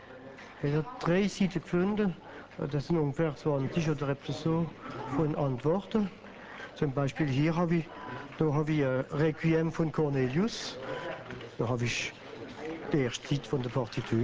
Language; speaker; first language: German; non-native, local second language; French